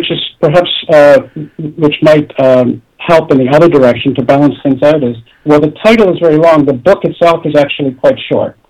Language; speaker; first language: English; native; English